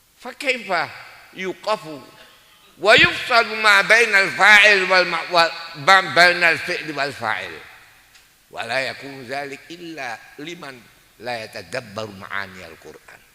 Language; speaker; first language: Arabic; non-native, fluent; Javanese